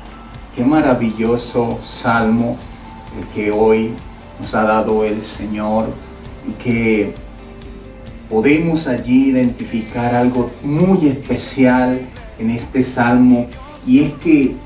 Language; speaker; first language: Spanish; native; Spanish